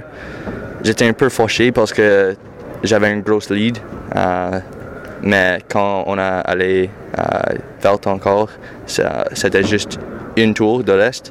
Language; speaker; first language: French; non-native, local second language; English